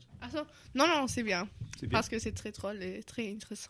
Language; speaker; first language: French; non-native, learner; German